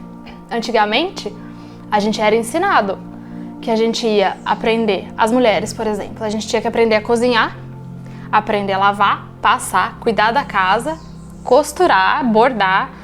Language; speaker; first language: Portuguese; native; Portuguese